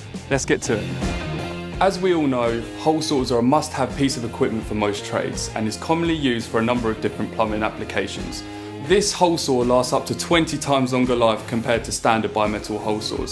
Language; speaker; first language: English; native; English